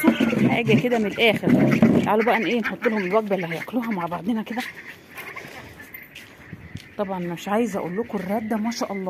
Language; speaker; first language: Arabic; native; Arabic